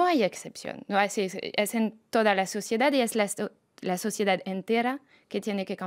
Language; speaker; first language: Spanish; non-native, fluent; French